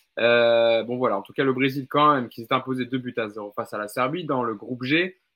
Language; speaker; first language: French; native; French